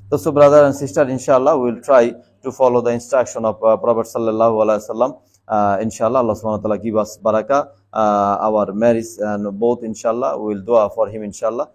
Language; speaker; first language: English; non-native, local second language; Bangla